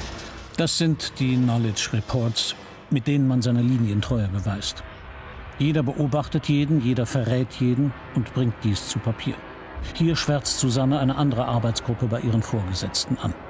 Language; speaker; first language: German; native; German